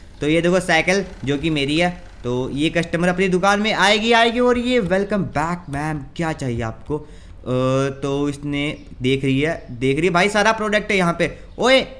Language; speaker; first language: Hindi; native; Hindi